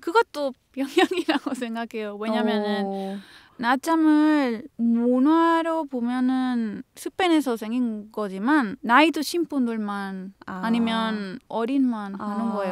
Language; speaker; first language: Korean; non-native, fluent; Spanish